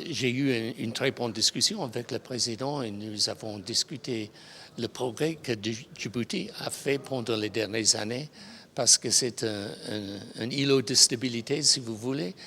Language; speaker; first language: French; non-native, fluent; English